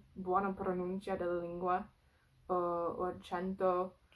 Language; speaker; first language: Italian; non-native, fluent; English